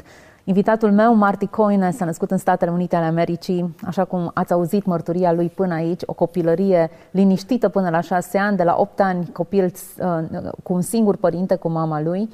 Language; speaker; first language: Romanian; native; Romanian